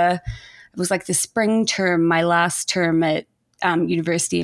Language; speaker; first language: English; native; English